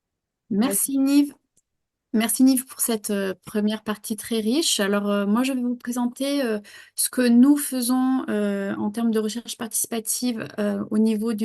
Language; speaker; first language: French; native; French